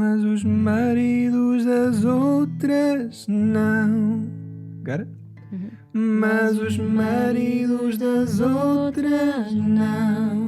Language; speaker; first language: Portuguese; non-native, fluent; English